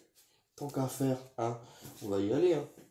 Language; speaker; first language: French; native; French